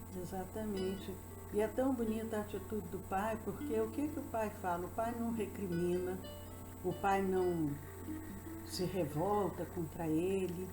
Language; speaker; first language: Portuguese; native; Portuguese